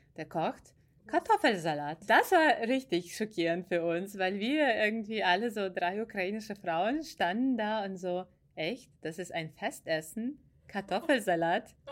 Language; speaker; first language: German; non-native, fluent; Ukrainian